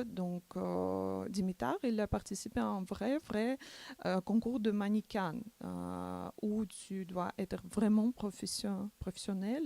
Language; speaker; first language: French; non-native, learner; Macedonian